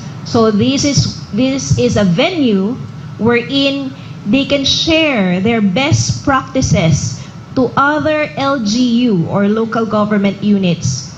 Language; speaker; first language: English; non-native, local second language; Filipino